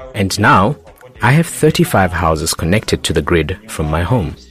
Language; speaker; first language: English; non-native, local second language; Tumbuka